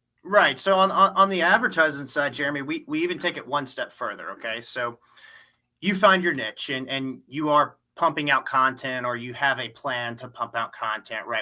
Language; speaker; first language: English; native; English